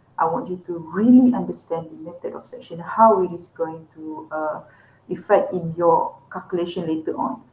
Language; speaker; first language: English; non-native, local second language; Malay